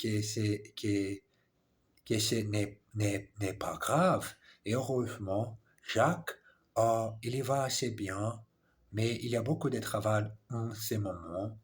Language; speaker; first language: French; non-native, learner; English